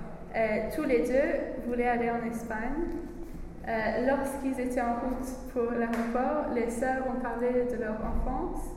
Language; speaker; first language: French; non-native, learner; English